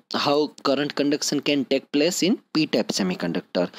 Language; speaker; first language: English; non-native, local second language; Gujarati